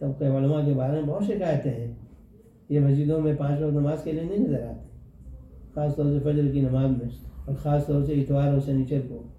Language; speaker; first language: Urdu; native; Urdu